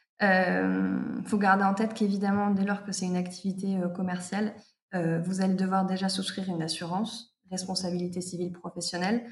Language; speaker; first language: French; native; French